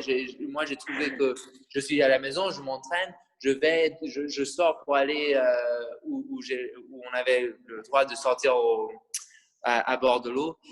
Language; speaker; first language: French; non-native, fluent; English